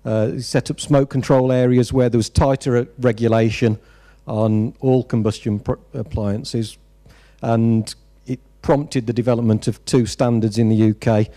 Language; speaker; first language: English; native; English